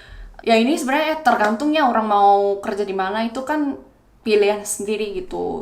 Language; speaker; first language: Indonesian; non-native, fluent; Korean